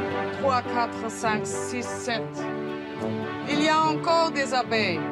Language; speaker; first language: French; non-native, learner; German